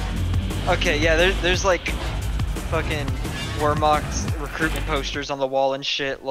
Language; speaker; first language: English; native; English